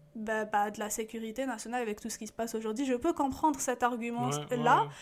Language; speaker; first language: French; non-native, local second language; Arabic